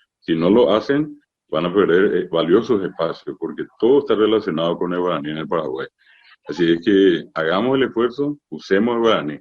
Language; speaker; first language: Spanish; non-native, local second language; Guarani